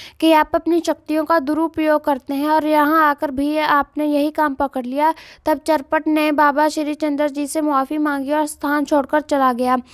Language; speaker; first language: Hindi; non-native, local second language; Punjabi